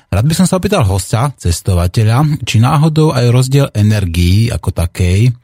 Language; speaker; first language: Slovak; native; Slovak